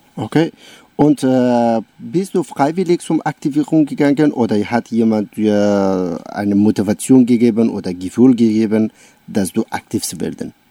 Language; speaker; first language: German; non-native, learner; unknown